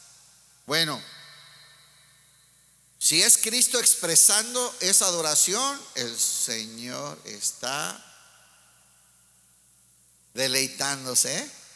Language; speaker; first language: Spanish; native; Spanish